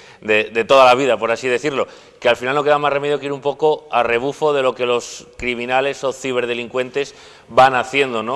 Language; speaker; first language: Spanish; native; Spanish